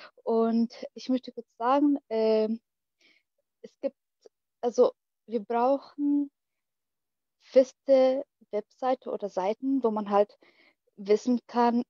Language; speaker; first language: German; early bilingual, other home language; Arabic